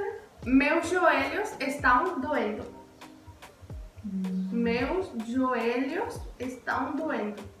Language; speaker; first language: Portuguese; non-native, learner; Spanish